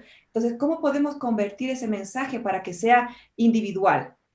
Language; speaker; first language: Spanish; native; Spanish